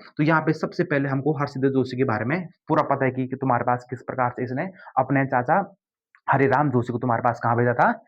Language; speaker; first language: Hindi; native; Hindi